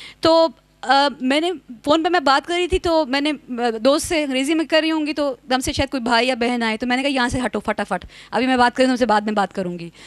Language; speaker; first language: Urdu; native; Urdu